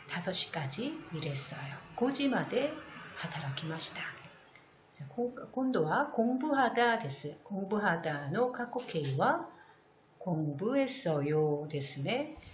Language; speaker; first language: Japanese; non-native, fluent; Korean